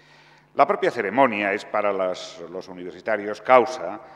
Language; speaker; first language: Spanish; native; Spanish